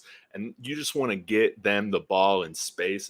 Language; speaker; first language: English; native; English